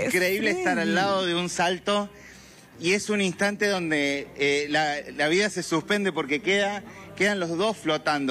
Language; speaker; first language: Spanish; native; Spanish